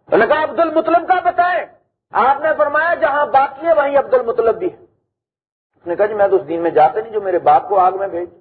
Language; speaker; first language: Urdu; non-native, local second language; Punjabi